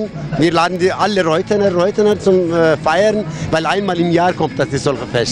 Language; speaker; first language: German; non-native, learner; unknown